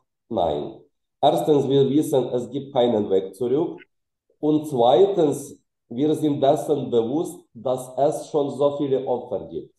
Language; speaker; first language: German; non-native, fluent; Ukrainian